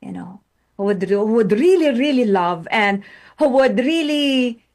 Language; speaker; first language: English; non-native, local second language; Filipino